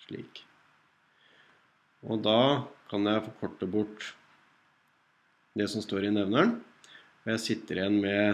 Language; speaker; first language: Norwegian; native; Norwegian